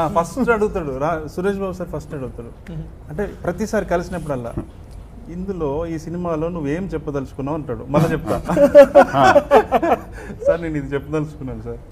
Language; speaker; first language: Telugu; native; Telugu